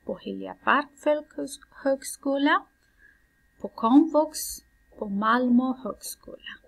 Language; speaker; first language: Swedish; non-native, fluent; Pashto